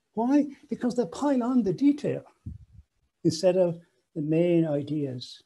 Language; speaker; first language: English; native; English